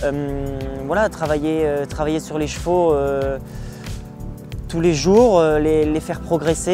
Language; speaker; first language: French; native; French